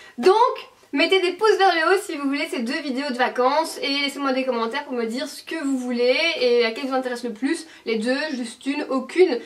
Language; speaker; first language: French; native; French